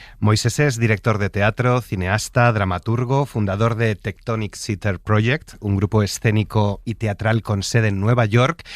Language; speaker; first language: Spanish; native; Spanish